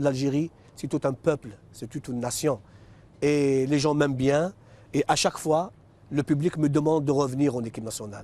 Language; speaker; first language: French; non-native, local second language; Arabic